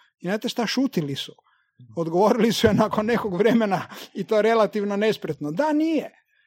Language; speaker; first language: Croatian; native; Croatian